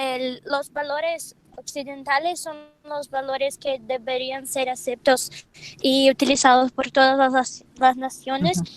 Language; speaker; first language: Spanish; non-native, fluent; Portuguese